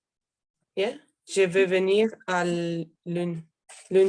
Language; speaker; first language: French; non-native, learner; Italian